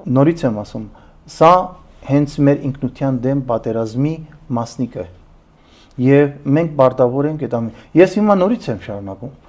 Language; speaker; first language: Armenian; early bilingual, heritage; Armenian